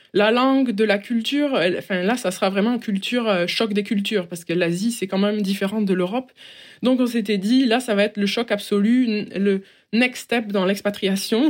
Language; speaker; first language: French; native; French